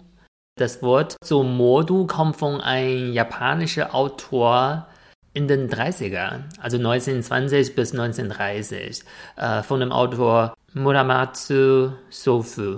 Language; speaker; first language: German; non-native, fluent; Chinese